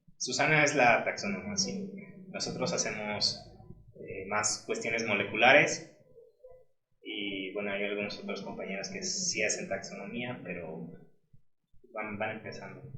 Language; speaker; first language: Spanish; native; Spanish